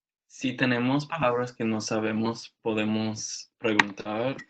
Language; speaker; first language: Spanish; non-native, learner; English